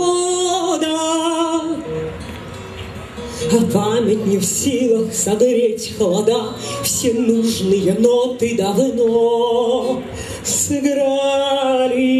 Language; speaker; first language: Russian; native; Russian